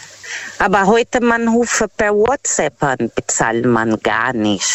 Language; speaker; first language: German; non-native, fluent; Portuguese